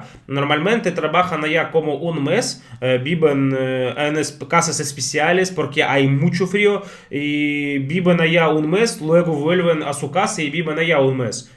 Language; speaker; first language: Spanish; non-native, fluent; Russian